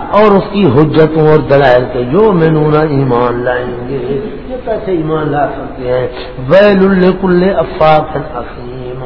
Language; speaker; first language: Urdu; non-native, local second language; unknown